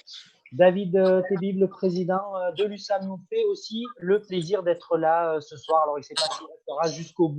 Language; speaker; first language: French; native; French